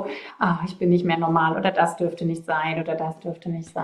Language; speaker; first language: German; native; German